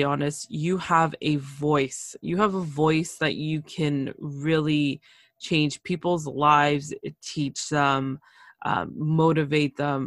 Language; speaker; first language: English; early bilingual, other home language; Spanish